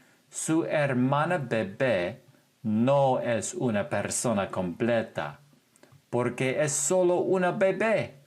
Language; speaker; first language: Spanish; non-native, fluent; English